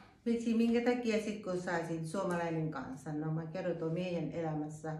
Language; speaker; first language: Finnish; non-native, learner; Thai